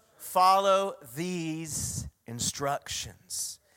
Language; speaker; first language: English; native; English